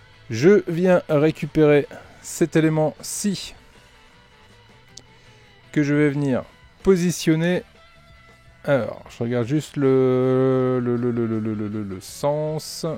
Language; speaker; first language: French; native; French